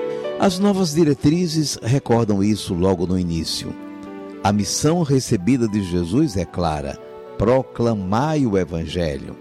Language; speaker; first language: Portuguese; native; Portuguese